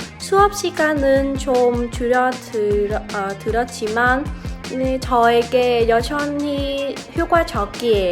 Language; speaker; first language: Korean; non-native, fluent; Vietnamese